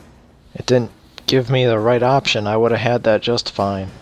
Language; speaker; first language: English; native; English